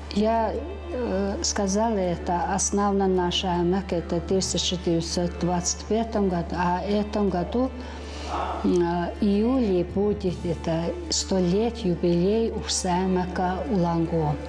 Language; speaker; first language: Russian; non-native, learner; Mongolian